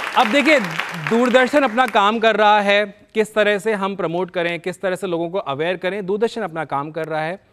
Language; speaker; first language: Hindi; native; Hindi